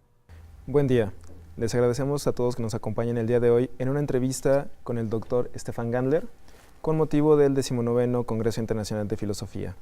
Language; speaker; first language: Spanish; native; Spanish